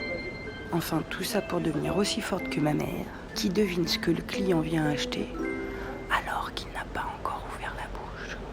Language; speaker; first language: French; native; French